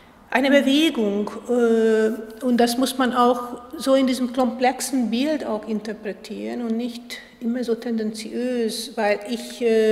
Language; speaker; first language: German; non-native, fluent; Hungarian